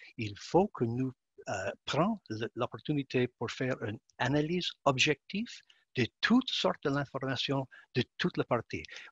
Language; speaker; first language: French; non-native, learner; English